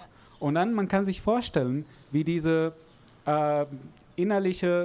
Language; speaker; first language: German; non-native, fluent; Arabic